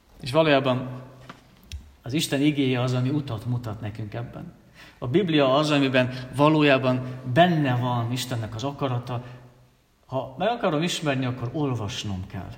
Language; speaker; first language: Hungarian; native; Hungarian